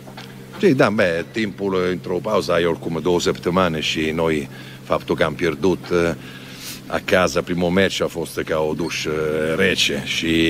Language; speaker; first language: Romanian; non-native, fluent; Italian